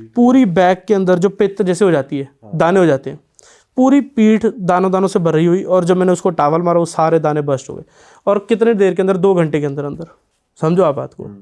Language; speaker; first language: Hindi; non-native, local second language; Punjabi